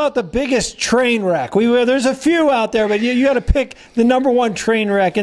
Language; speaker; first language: English; native; English